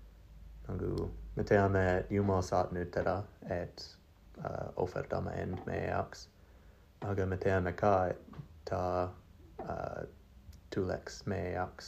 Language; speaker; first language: Estonian; non-native, learner; English